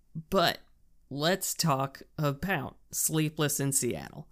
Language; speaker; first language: English; native; English